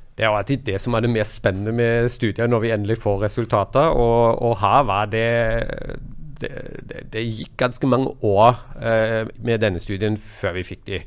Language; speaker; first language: Norwegian; non-native, fluent; German